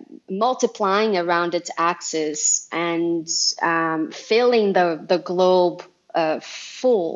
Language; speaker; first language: English; non-native, fluent; Portuguese